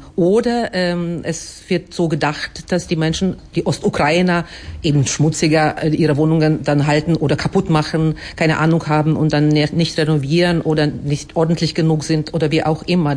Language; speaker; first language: German; non-native, fluent; Ukrainian